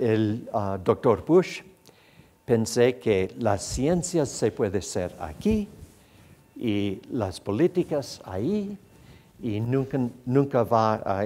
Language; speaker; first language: Spanish; non-native, fluent; English